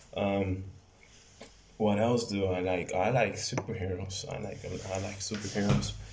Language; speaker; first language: English; non-native, fluent; Spanish